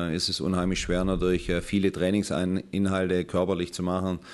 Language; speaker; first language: German; native; German